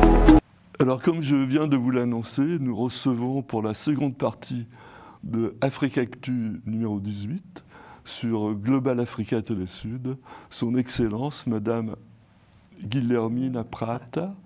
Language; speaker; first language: French; native; French